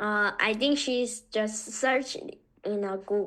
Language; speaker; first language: English; non-native, learner; Korean